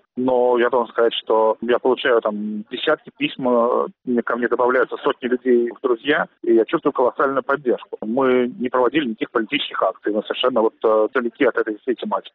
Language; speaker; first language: Russian; native; Russian